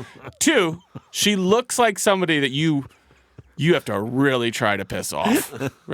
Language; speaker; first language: English; native; English